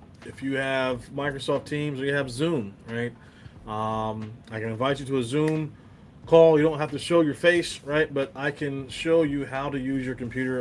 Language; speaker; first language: English; native; English